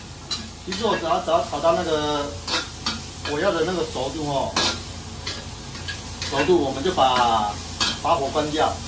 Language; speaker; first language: Chinese; native; Chinese